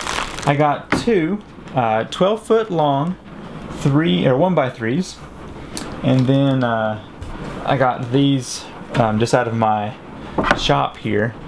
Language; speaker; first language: English; native; English